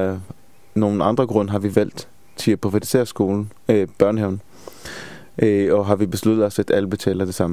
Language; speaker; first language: Danish; non-native, fluent; Hebrew